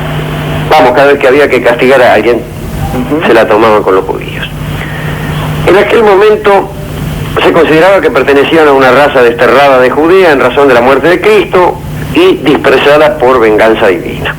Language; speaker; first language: Spanish; native; Spanish